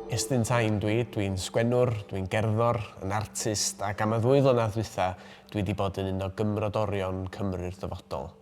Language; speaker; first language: Welsh; native; Welsh